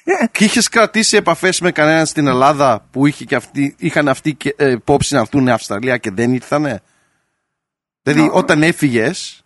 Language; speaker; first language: Greek; early bilingual, heritage; Greek